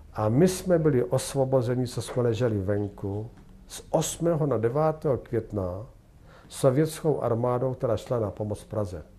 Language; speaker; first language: Czech; non-native, fluent; Polish